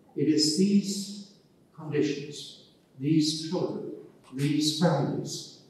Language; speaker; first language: English; non-native, fluent; German